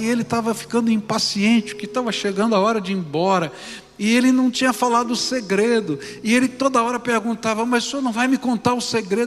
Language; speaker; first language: Portuguese; native; Portuguese